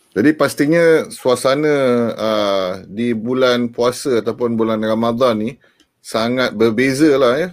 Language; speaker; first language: Malay; native; Malay